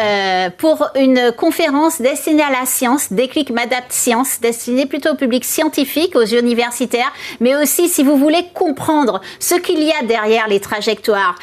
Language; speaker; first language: French; native; French